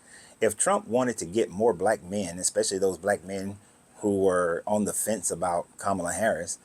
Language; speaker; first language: English; native; English